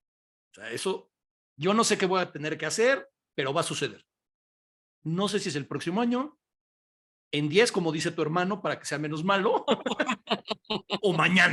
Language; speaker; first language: Spanish; native; Spanish